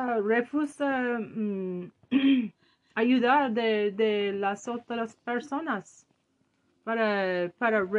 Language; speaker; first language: Spanish; non-native, learner; English